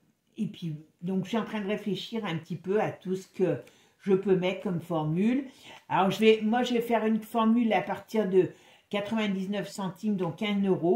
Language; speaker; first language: French; native; French